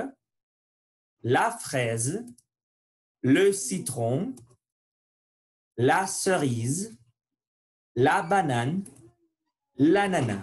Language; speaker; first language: French; non-native, learner; Spanish